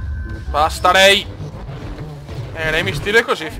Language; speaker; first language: Italian; native; Italian